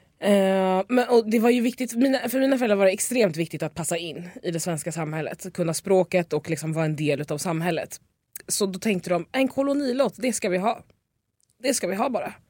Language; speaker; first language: Swedish; native; Swedish